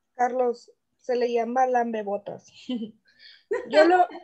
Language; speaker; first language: Spanish; native; Spanish